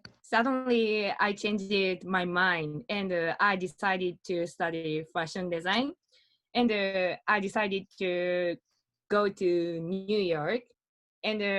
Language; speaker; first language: English; non-native, learner; Japanese